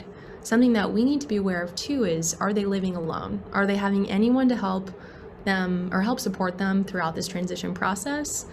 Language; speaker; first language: English; native; English